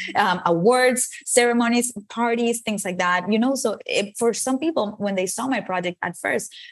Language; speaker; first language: English; non-native, fluent; Spanish